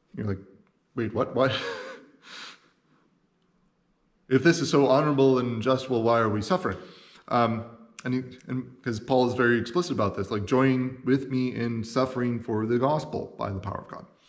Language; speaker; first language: English; native; English